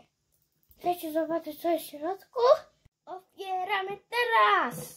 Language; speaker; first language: Polish; early bilingual, heritage; English